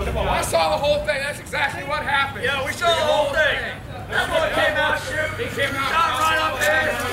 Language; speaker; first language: English; native; English